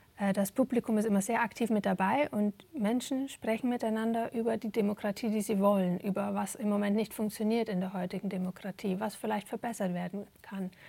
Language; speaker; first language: German; native; German